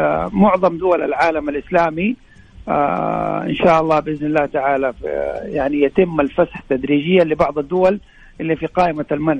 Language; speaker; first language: Arabic; native; Arabic